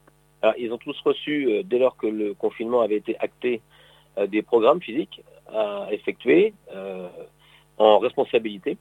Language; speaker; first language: French; native; French